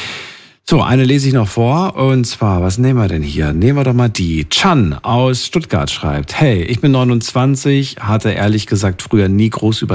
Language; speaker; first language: German; native; German